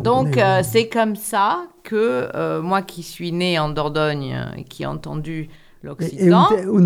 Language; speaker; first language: French; native; French